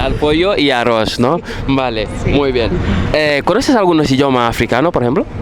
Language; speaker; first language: Spanish; non-native, fluent; Fula